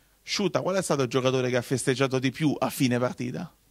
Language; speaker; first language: Italian; native; Italian